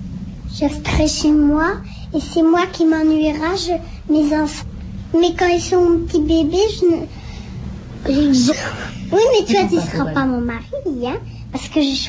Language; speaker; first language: French; early bilingual, other home language; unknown